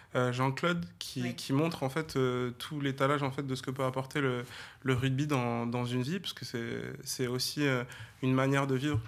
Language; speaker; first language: French; native; French